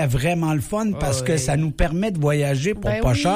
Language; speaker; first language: French; native; French